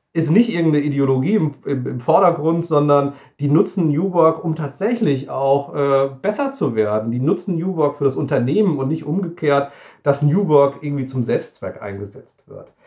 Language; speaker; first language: German; native; German